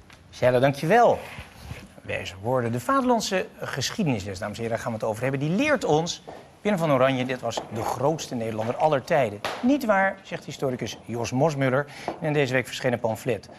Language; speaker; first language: Dutch; native; Dutch